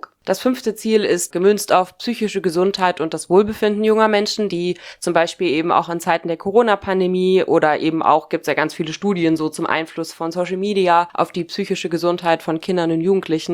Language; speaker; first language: German; native; German